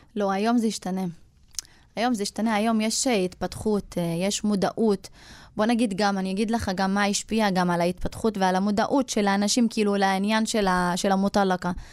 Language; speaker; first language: Hebrew; non-native, local second language; Arabic